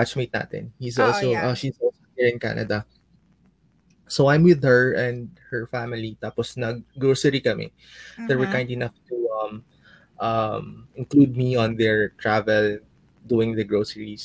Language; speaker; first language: English; non-native, local second language; Aklanon